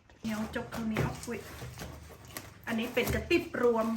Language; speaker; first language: Thai; native; Thai